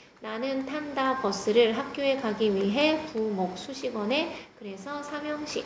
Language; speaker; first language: Korean; native; Korean